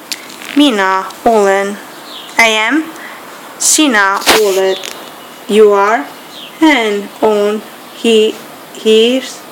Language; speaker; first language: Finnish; non-native, learner; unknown